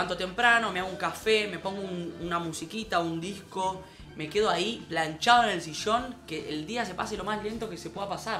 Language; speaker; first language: Spanish; native; Spanish